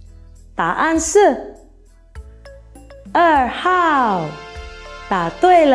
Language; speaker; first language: Chinese; non-native, fluent; Filipino